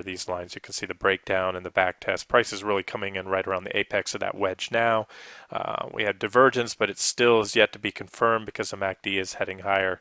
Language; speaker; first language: English; native; English